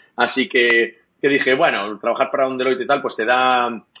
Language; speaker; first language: Spanish; non-native, local second language; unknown